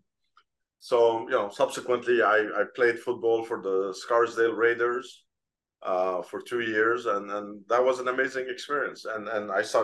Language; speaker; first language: English; non-native, fluent; Arabic